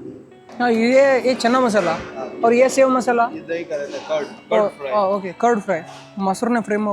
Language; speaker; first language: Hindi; non-native, local second language; Kannada